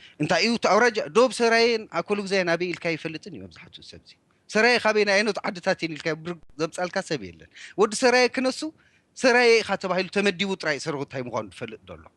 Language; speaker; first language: Tigrinya; native; Tigrinya